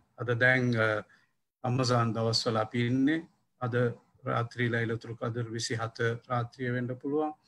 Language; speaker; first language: Sinhala; non-native, local second language; Tamil